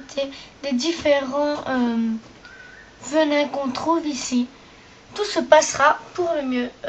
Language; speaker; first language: French; native; French